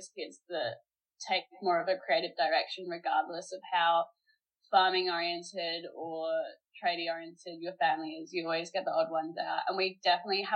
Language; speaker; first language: English; native; English